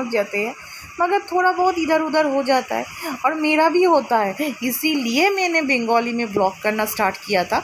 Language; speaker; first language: Hindi; non-native, local second language; Bangla